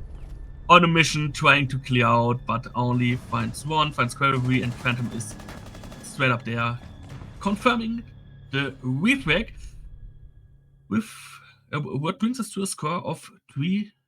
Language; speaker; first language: English; non-native, fluent; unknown